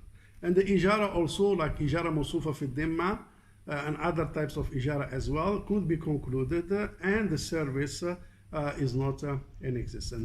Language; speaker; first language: English; non-native, fluent; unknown